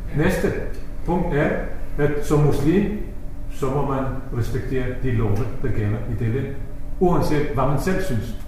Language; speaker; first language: Danish; non-native, fluent; Bosnian